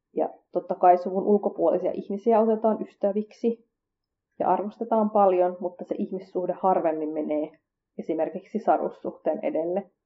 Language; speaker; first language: Finnish; early bilingual, other home language; Kurdish